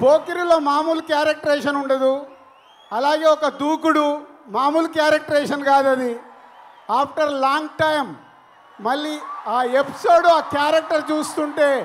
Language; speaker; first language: Telugu; native; Telugu